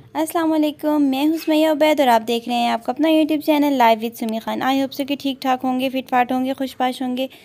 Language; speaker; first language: Urdu; non-native, local second language; Punjabi